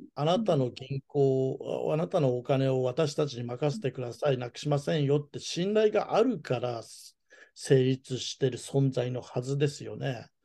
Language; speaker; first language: Japanese; native; Japanese